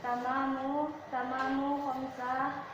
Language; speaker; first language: Arabic; non-native, learner; Indonesian